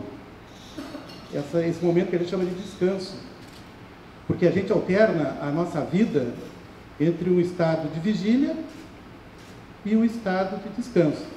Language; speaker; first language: Portuguese; native; Portuguese